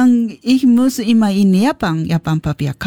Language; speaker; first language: German; non-native, learner; Japanese